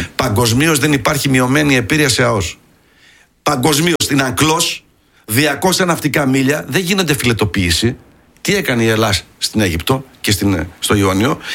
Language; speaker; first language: Greek; early bilingual, heritage; Greek